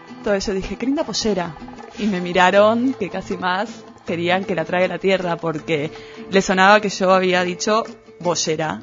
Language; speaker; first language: Spanish; native; Spanish